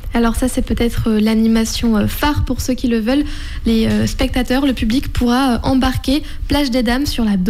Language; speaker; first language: French; native; French